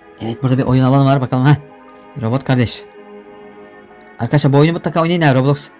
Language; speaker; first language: Turkish; native; Turkish